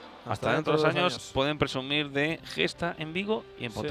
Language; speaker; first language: Spanish; native; Spanish